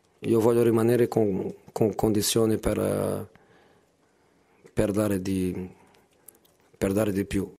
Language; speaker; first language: Italian; non-native, fluent; Portuguese